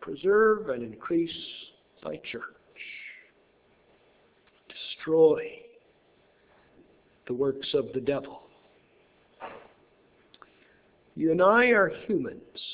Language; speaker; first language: English; native; English